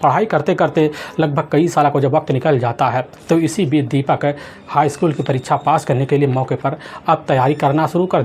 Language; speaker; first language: Hindi; native; Hindi